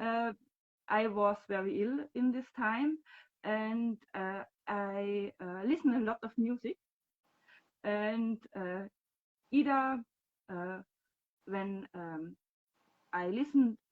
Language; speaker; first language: English; non-native, learner; German